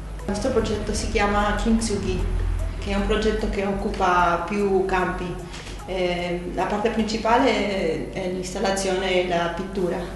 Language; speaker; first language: Italian; early bilingual, heritage; Spanish